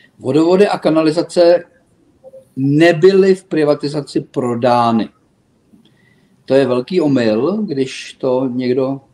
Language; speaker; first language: Czech; native; Czech